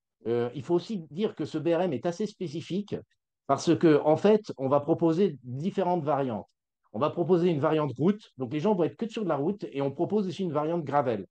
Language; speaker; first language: French; native; French